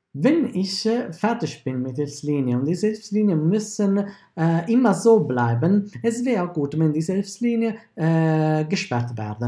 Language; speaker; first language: German; non-native, fluent; Italian